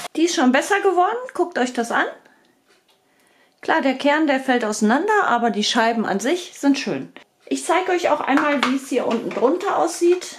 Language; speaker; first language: German; native; German